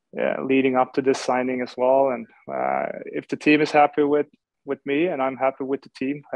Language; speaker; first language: English; non-native, fluent; Swedish